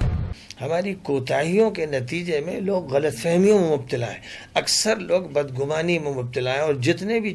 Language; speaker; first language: Urdu; native; Urdu